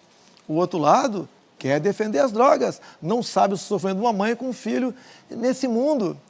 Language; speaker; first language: Portuguese; native; Portuguese